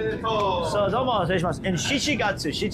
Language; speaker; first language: Japanese; non-native, learner; English